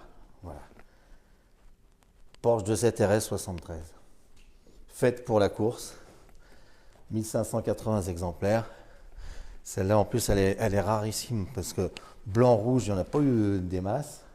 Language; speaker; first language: French; native; French